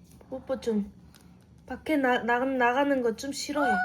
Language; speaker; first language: Korean; non-native, learner; Mongolian